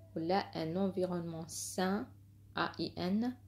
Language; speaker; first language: French; non-native, local second language; Arabic